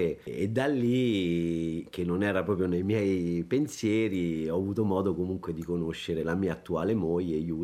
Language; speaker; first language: Italian; native; Italian